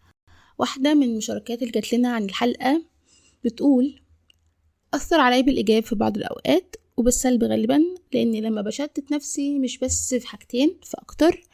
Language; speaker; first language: Arabic; native; Arabic